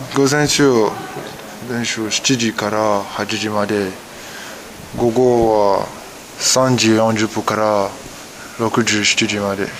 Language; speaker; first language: Japanese; non-native, learner; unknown